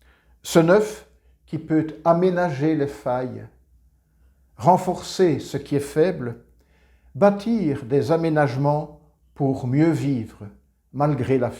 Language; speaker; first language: French; native; French